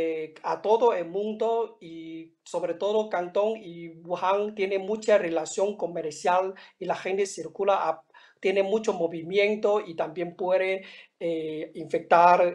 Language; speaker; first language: Spanish; non-native, fluent; Chinese